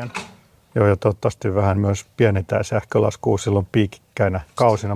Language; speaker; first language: Finnish; native; Finnish